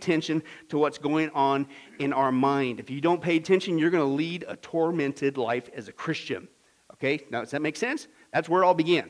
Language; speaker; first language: English; native; English